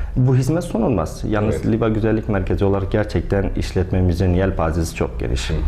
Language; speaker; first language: Turkish; native; Turkish